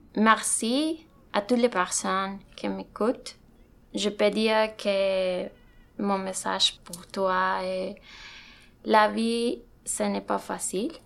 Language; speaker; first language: French; non-native, learner; Spanish